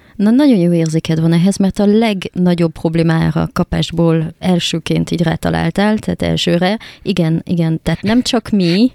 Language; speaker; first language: Hungarian; non-native, fluent; French